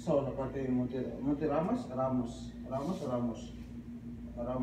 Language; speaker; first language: Arabic; non-native, learner; Filipino